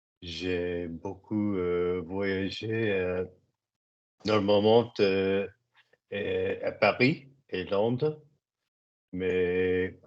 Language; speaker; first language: French; non-native, learner; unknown